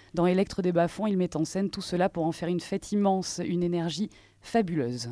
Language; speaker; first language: French; native; French